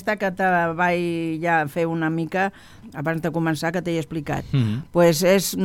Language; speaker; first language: Catalan; non-native, local second language; Spanish